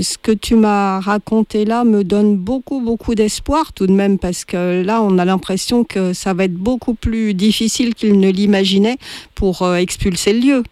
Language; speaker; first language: French; native; French